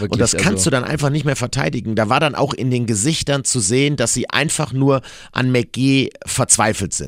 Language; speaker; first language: German; native; German